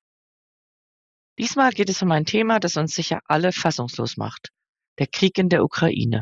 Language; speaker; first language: German; native; German